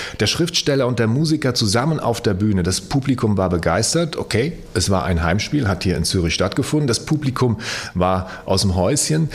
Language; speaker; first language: German; native; German